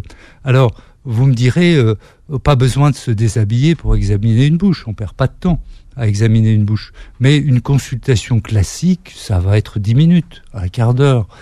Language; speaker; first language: French; native; French